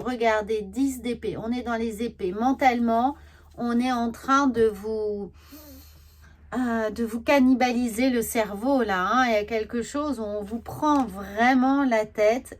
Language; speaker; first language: French; native; French